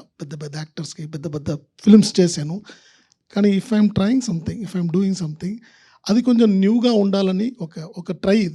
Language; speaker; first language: Telugu; non-native, learner; Tamil